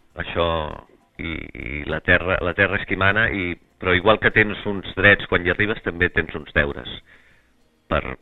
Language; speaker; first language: Catalan; non-native, local second language; Spanish